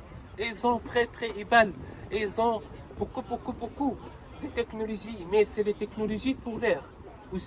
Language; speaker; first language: French; non-native, learner; Arabic